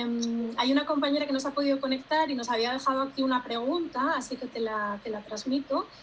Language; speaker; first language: Spanish; native; Spanish